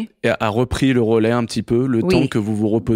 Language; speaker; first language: French; native; French